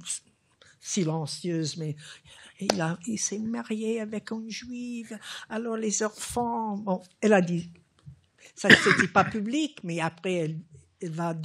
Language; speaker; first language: French; non-native, fluent; English